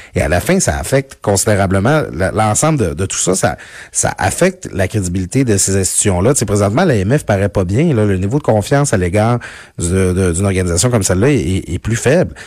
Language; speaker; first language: French; native; French